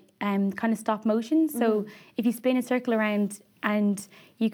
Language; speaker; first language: English; native; English